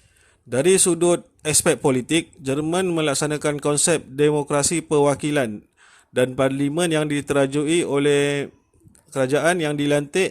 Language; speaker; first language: Malay; native; Malay